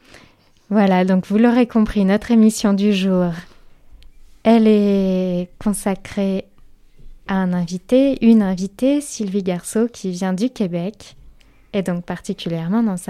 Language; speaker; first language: French; native; French